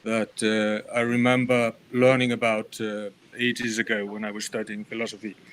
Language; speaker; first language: English; non-native, fluent; Icelandic